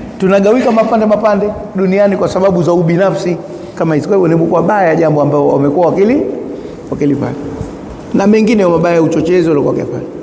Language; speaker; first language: Swahili; native; Swahili